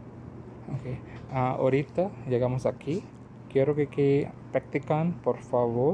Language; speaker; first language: Spanish; non-native, learner; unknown